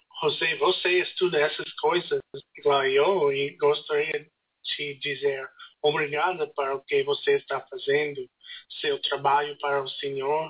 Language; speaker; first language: Portuguese; non-native, learner; English